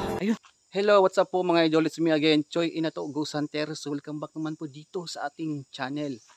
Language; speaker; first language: Filipino; native; Filipino